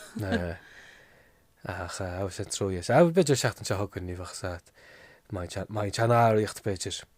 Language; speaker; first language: Irish; native; Irish